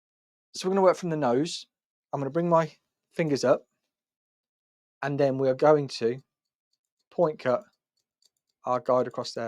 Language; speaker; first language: English; native; English